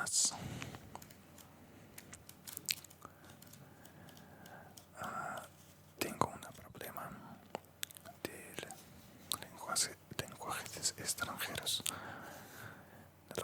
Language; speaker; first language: Spanish; non-native, learner; Russian